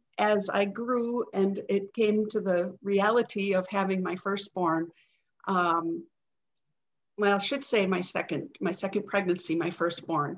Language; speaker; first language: English; native; English